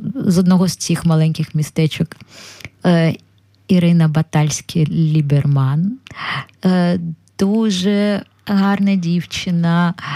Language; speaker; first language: Ukrainian; native; Ukrainian